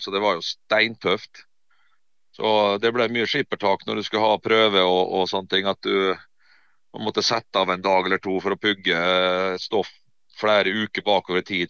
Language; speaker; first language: Norwegian; native; Norwegian